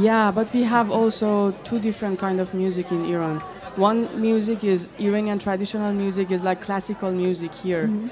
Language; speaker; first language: English; non-native, fluent; Persian